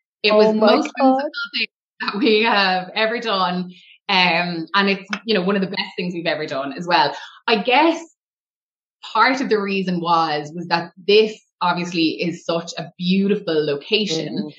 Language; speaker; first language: English; native; English